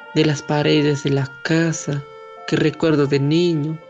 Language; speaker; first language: Spanish; native; Spanish